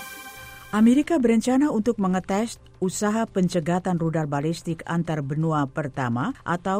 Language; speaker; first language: Indonesian; native; Indonesian